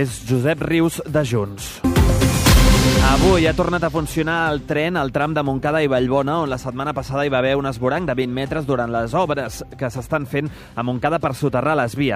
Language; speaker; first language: Catalan; native; Catalan